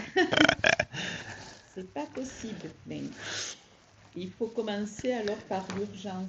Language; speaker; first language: French; native; French